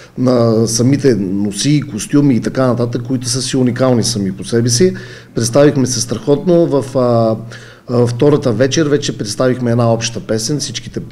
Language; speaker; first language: Bulgarian; native; Bulgarian